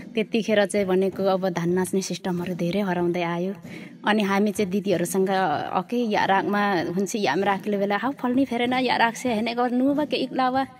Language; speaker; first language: Nepali; non-native, local second language; Limbu